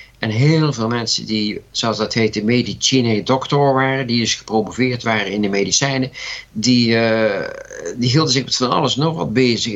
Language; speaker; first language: Dutch; native; Dutch